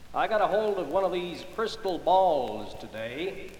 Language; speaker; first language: English; early bilingual, other home language; Ukrainian